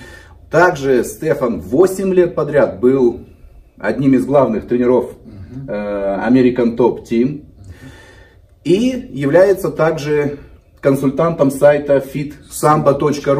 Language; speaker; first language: Russian; native; Russian